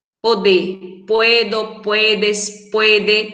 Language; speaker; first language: Spanish; non-native, fluent; Portuguese